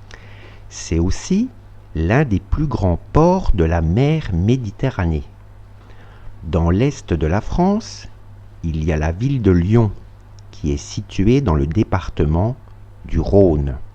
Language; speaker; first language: French; non-native, fluent; Russian